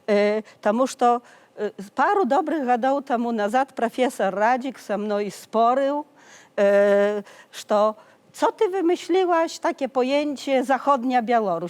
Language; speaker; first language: Polish; non-native, learner; Belarusian